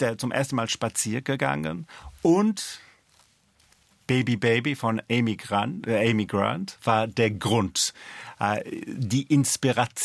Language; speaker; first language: German; non-native, fluent; English